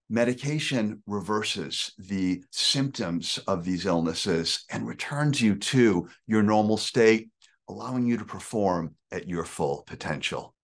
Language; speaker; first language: English; native; English